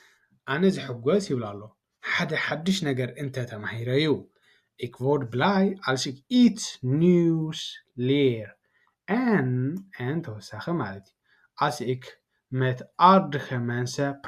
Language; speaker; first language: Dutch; non-native, learner; Tigrinya